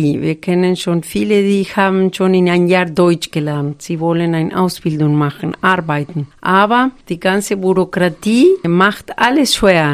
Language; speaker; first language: German; non-native, fluent; Spanish